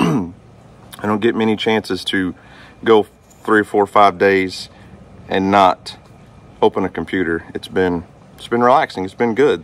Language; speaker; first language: English; native; English